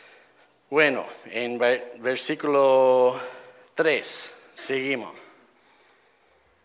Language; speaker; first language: Spanish; non-native, fluent; English